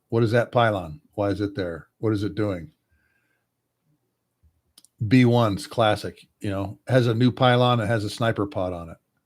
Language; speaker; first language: English; native; English